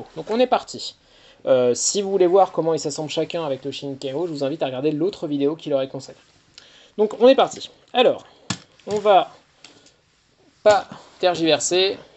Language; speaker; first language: French; native; French